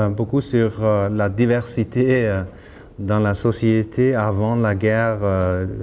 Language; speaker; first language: French; non-native, learner; Norwegian